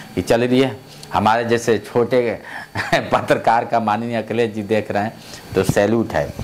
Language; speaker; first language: Hindi; native; Hindi